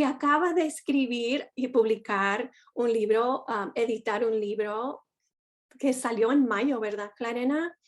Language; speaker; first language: Spanish; non-native, fluent; English